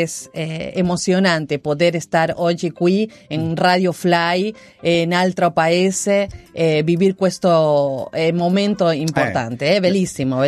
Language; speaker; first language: Italian; non-native, learner; Spanish